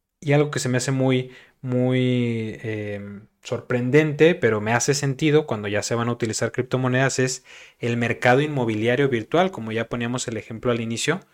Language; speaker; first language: Spanish; native; Spanish